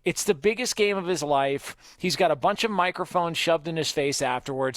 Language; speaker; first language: English; native; English